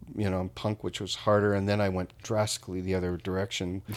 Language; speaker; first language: English; native; English